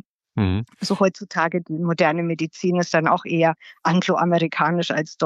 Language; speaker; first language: German; native; German